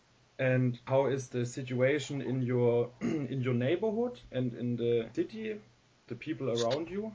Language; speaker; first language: English; non-native, fluent; German